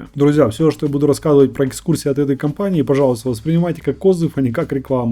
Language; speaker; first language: Russian; native; Russian